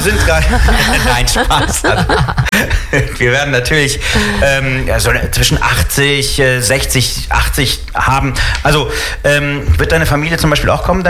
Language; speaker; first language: German; native; German